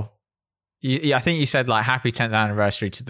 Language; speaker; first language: English; native; English